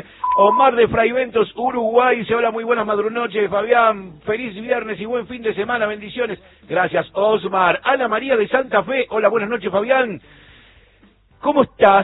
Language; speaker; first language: Spanish; native; Spanish